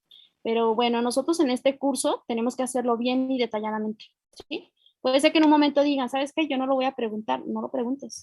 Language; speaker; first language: Spanish; native; Spanish